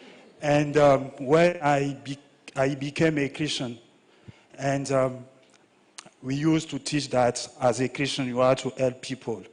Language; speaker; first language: English; non-native, learner; French